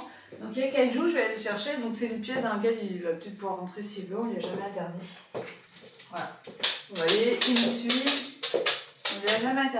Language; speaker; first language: French; native; French